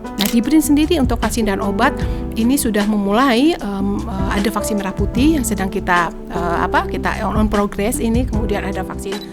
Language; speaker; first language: Indonesian; native; Indonesian